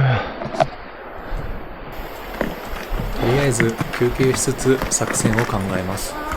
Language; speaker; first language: Japanese; native; Japanese